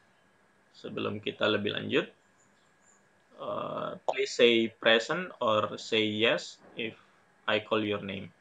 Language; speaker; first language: English; non-native, fluent; Indonesian